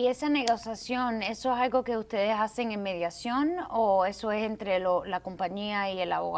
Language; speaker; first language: Spanish; early bilingual, heritage; Spanish